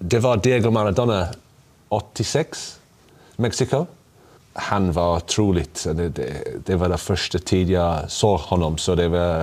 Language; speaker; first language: Swedish; non-native, learner; English